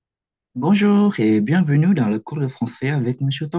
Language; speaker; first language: French; non-native, fluent; Indonesian